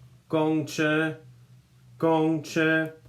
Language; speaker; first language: Chinese; non-native, fluent; English